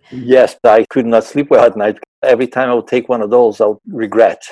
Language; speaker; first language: English; non-native, fluent; Portuguese